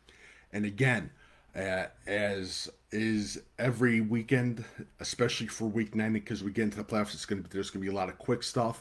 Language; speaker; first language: English; native; English